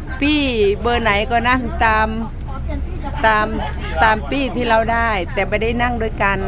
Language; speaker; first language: Thai; native; Thai